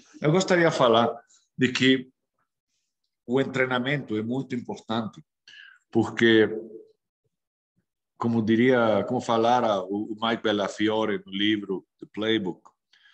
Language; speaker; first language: Portuguese; non-native, fluent; Spanish